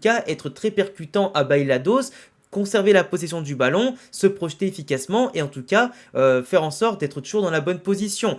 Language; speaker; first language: French; native; French